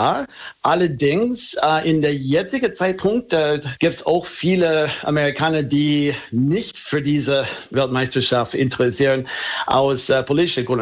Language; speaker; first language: German; non-native, fluent; English